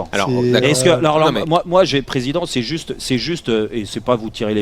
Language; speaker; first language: French; native; French